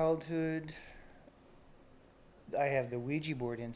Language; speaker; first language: English; native; English